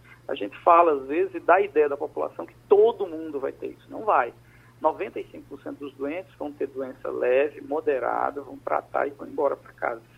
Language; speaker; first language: Portuguese; native; Portuguese